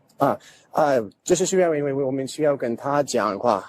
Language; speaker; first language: Chinese; non-native, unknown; English